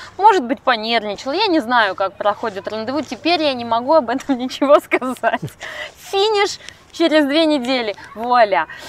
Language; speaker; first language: Russian; native; Russian